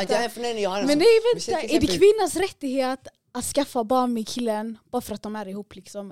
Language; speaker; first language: Swedish; early bilingual, other home language; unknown